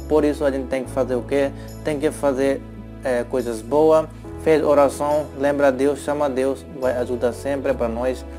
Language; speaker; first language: Portuguese; non-native, learner; Hindi